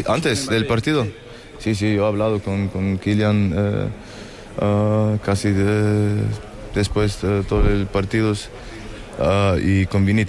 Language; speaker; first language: Spanish; non-native, fluent; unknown